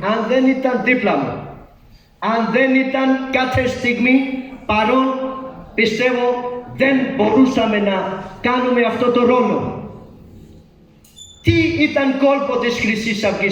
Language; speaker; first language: Greek; non-native, fluent; Urdu